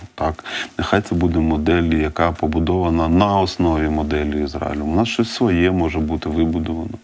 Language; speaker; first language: Ukrainian; non-native, local second language; Russian